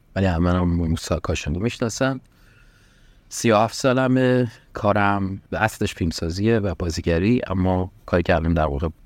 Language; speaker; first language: Persian; early bilingual, heritage; Persian